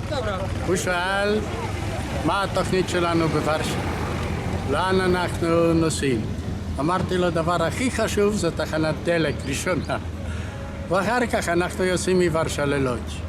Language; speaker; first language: Hebrew; non-native, fluent; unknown